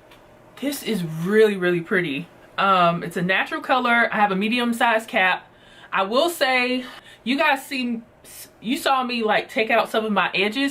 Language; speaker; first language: English; native; English